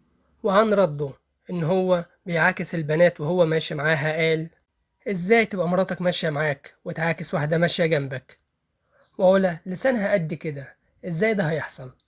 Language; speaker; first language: Arabic; native; Arabic